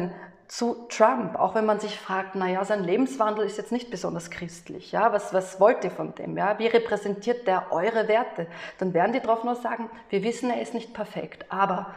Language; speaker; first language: German; native; German